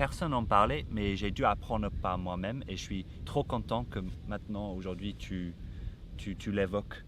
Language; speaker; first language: French; non-native, fluent; English